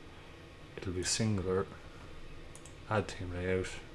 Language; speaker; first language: English; native; English